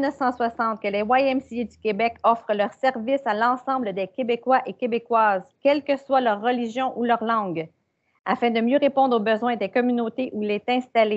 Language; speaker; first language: French; native; French